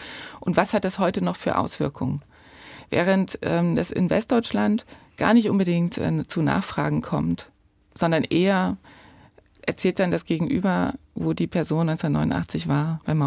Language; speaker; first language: German; native; German